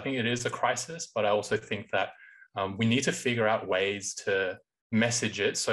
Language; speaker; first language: English; native; English